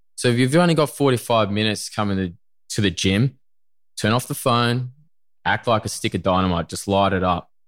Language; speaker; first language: English; native; English